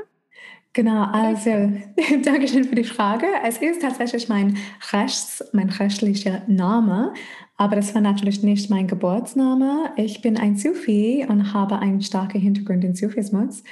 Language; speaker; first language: German; non-native, fluent; English